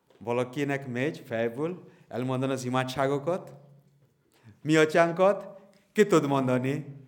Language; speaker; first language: Hungarian; non-native, learner; Bangla